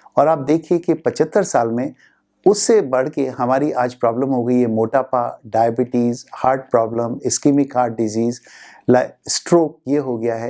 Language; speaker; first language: Hindi; native; Hindi